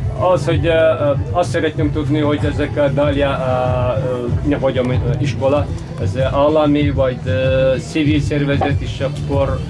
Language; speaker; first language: Hungarian; non-native, fluent; Turkish